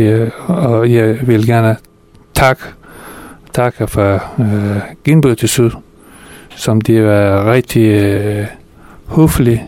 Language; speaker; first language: Danish; non-native, fluent; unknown